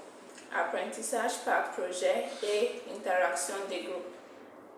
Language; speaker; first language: French; non-native, fluent; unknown